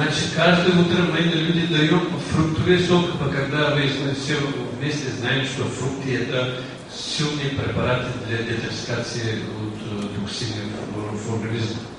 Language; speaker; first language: Russian; non-native, learner; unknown